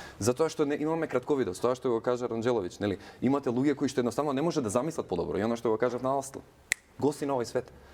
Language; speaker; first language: Macedonian; non-native, local second language; Albanian